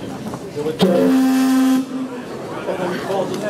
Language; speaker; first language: French; native; French